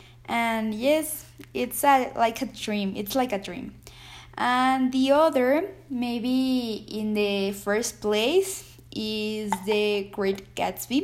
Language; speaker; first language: English; non-native, learner; Spanish